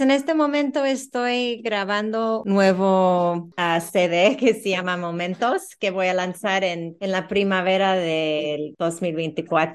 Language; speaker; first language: Spanish; early bilingual, heritage; Spanish